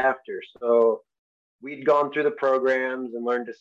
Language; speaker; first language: English; native; English